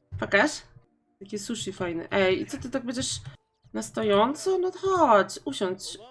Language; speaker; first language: Polish; native; Polish